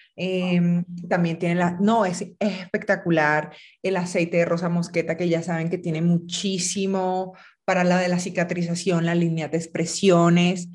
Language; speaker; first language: Spanish; native; Spanish